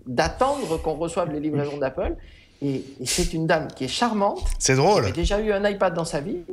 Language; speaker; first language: French; non-native, fluent; Spanish